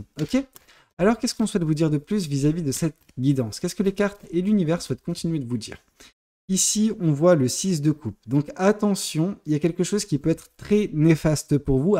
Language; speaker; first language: French; native; French